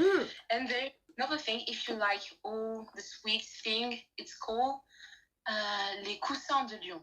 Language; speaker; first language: English; non-native, learner; French